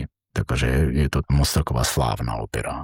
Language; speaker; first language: Czech; non-native, fluent; Georgian